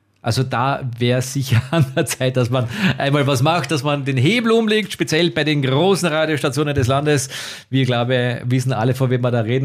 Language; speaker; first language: German; native; German